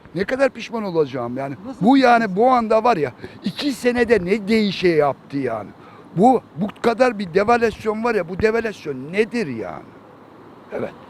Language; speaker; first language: Turkish; native; Turkish